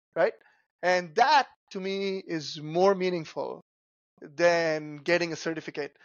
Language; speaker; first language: English; non-native, local second language; Tamil